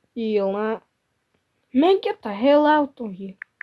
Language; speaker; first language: English; non-native, learner; Lithuanian